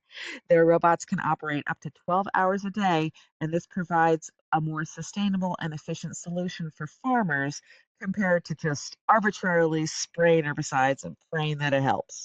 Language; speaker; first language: English; native; English